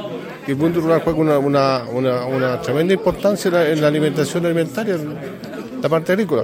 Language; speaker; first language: Spanish; native; Spanish